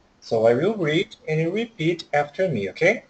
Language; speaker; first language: English; non-native, fluent; Portuguese